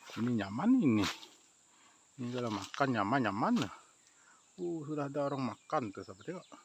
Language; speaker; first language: Malay; native; Malay